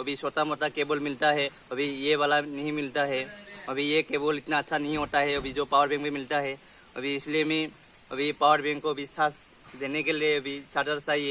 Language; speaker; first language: Hindi; non-native, local second language; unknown